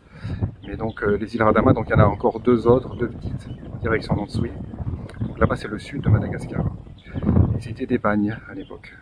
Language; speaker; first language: French; native; French